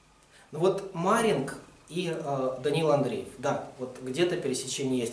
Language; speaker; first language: Russian; native; Russian